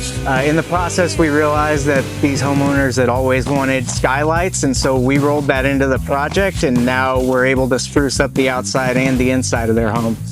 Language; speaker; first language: English; native; English